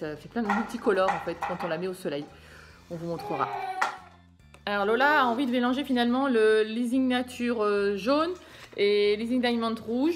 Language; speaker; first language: French; native; French